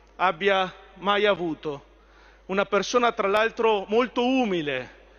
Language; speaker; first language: Italian; native; Italian